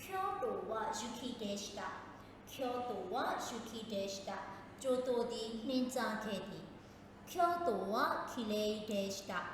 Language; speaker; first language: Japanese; non-native, fluent; Burmese